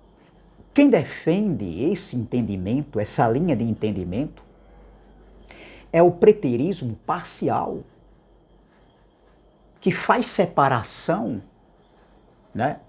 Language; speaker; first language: Portuguese; native; Portuguese